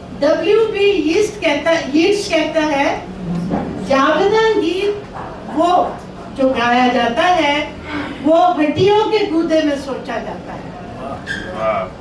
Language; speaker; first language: Urdu; non-native, local second language; Punjabi